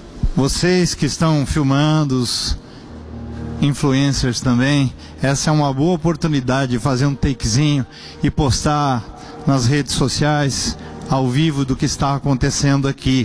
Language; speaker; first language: Portuguese; native; Portuguese